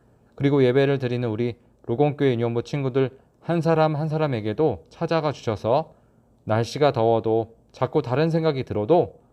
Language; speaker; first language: Korean; native; Korean